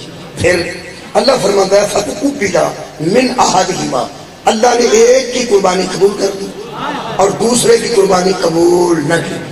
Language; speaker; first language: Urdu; non-native, local second language; Punjabi